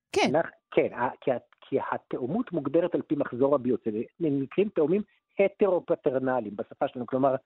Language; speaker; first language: Hebrew; native; Hebrew